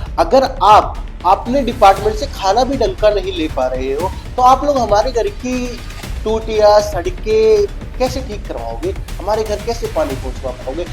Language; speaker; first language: Hindi; native; Hindi